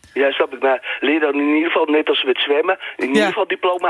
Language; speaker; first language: Dutch; native; Dutch